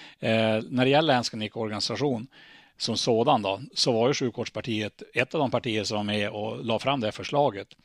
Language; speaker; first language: Swedish; native; Swedish